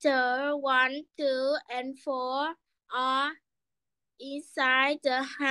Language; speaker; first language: English; non-native, learner; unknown